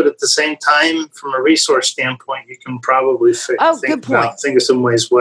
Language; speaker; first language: English; native; English